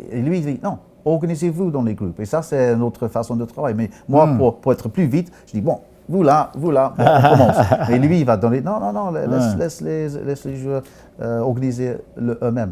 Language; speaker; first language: French; non-native, fluent; English